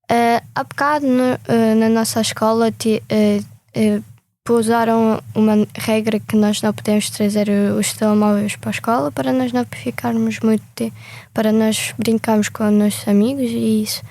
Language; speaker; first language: Portuguese; early bilingual, other home language; Ukrainian